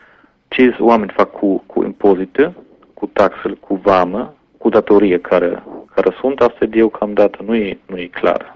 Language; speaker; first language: Romanian; non-native, fluent; German